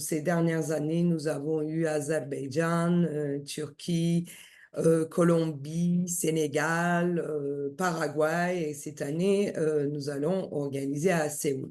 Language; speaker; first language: French; non-native, fluent; Turkish